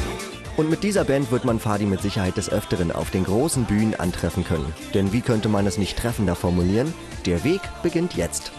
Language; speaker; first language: German; native; German